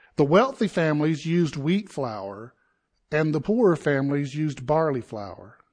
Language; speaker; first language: English; native; English